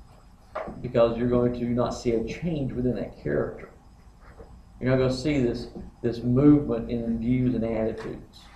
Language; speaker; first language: English; native; English